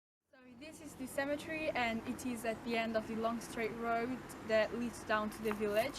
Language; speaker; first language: English; non-native, learner; Italian